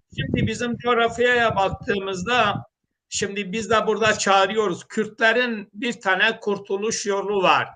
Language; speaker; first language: Turkish; non-native, local second language; Zaza